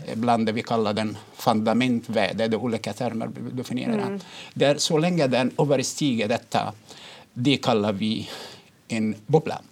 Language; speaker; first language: Swedish; non-native, fluent; Arabic